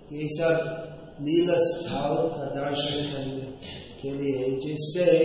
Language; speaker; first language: Hindi; non-native, fluent; English